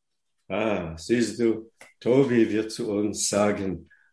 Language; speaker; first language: German; non-native, fluent; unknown